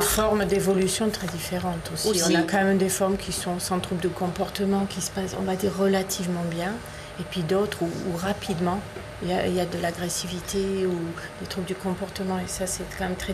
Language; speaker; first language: French; native; French